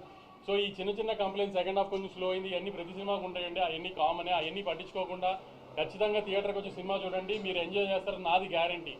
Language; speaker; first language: Telugu; native; Telugu